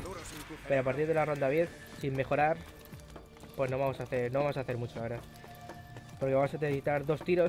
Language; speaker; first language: Spanish; native; Spanish